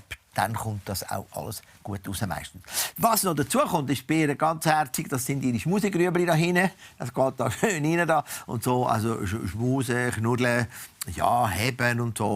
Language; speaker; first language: German; native; German